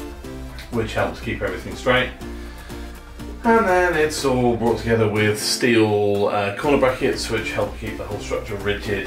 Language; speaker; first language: English; native; English